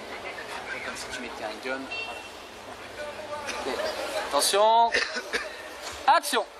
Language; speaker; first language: French; native; French